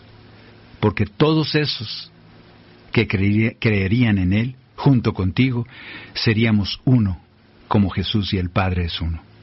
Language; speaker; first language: Spanish; native; Spanish